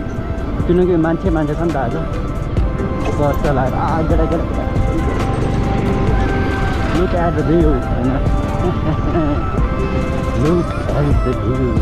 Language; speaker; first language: Nepali; native; Nepali